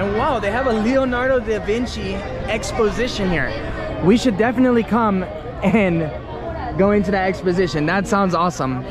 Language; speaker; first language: English; early bilingual, other home language; Spanish